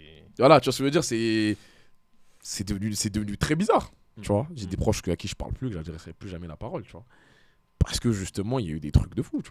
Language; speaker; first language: French; native; French